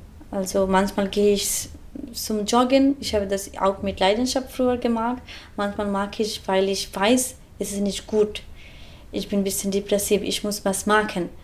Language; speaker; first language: German; non-native, fluent; Bangla